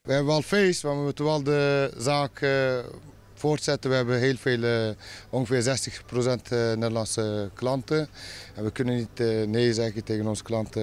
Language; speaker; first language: Dutch; non-native, fluent; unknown